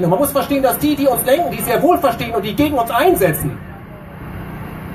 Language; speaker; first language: German; native; German